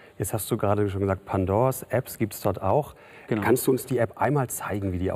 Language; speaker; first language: German; native; German